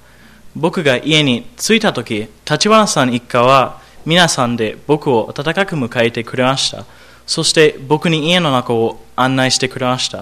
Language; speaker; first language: Japanese; non-native, learner; English